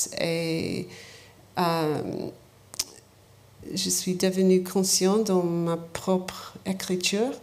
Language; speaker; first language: French; non-native, learner; English